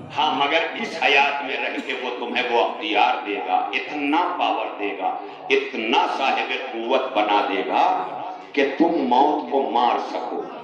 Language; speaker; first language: Urdu; non-native, local second language; Awadhi